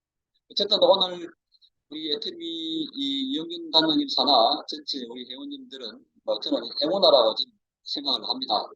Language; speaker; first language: Korean; native; Korean